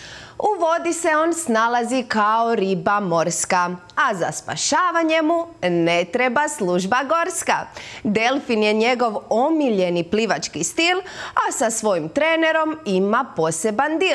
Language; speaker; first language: Croatian; native; Croatian